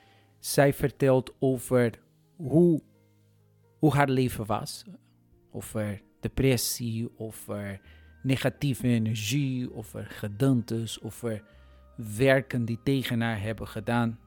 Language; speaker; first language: Dutch; non-native, fluent; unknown